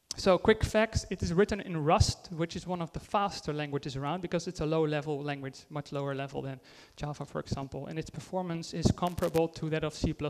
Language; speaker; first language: English; non-native, fluent; Dutch